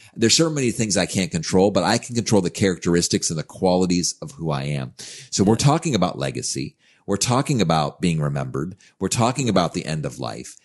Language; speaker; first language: English; native; English